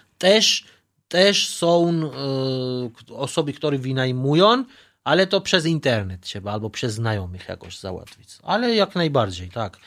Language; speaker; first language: Polish; non-native, learner; Georgian